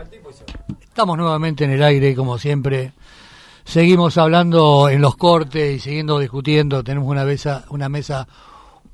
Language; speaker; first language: Spanish; native; Spanish